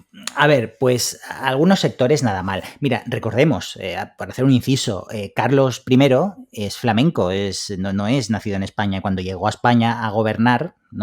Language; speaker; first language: Spanish; native; Spanish